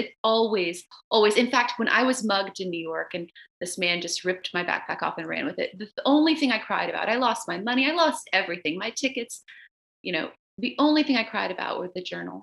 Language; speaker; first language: English; early bilingual, other home language; Romanian